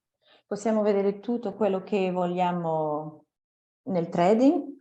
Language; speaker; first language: Italian; non-native, fluent; French